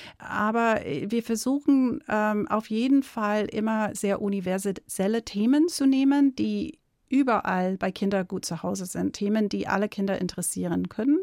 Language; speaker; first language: German; non-native, fluent; English